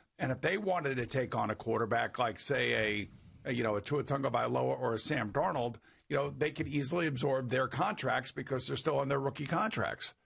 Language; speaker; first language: English; native; English